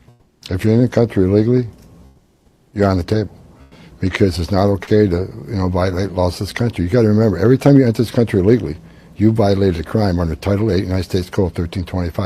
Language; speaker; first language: English; native; English